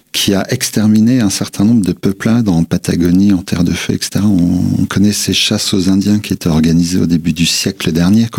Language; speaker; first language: French; native; French